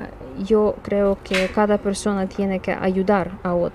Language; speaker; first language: Spanish; non-native, learner; Ukrainian